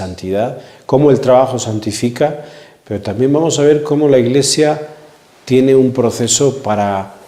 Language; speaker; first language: Spanish; native; Spanish